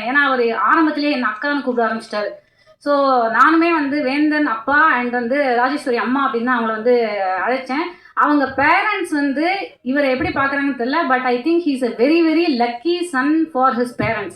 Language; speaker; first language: Tamil; native; Tamil